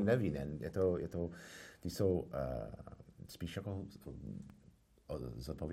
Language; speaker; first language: Czech; non-native, fluent; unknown